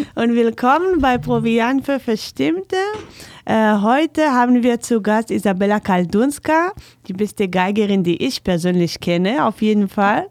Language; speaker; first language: German; non-native, fluent; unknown